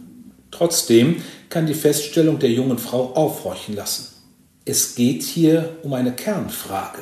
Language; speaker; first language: German; native; German